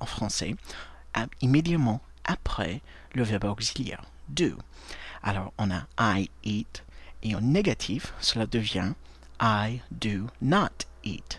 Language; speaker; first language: French; non-native, fluent; English